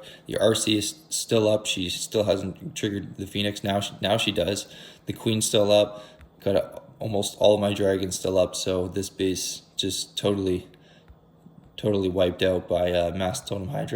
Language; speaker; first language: English; native; English